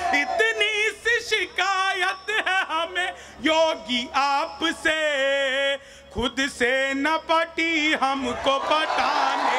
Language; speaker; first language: Hindi; native; Hindi